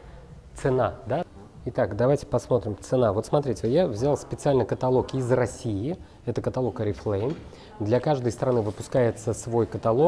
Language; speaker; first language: Russian; native; Russian